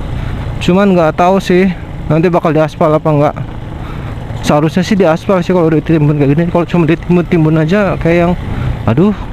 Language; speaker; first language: Indonesian; native; Indonesian